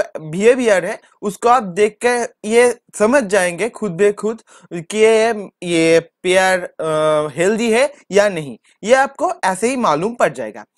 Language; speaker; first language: Hindi; non-native, local second language; Bangla